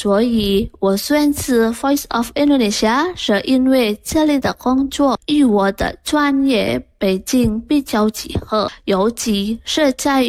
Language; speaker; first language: Chinese; non-native, fluent; Indonesian